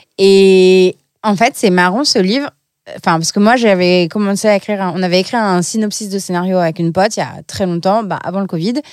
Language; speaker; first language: French; native; French